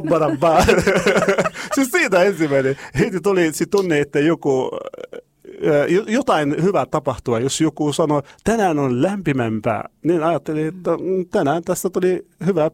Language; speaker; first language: Finnish; non-native, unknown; Arabic